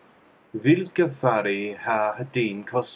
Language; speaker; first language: Swedish; non-native, learner; English